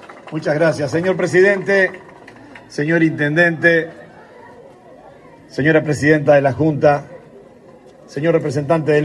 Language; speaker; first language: Spanish; native; Spanish